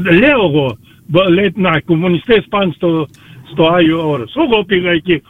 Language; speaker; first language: Greek; non-native, fluent; Russian